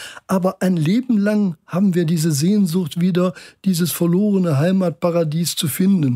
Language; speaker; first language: German; native; German